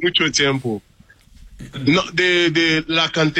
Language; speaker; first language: Spanish; non-native, learner; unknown